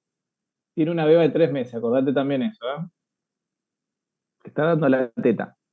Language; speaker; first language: Spanish; native; Spanish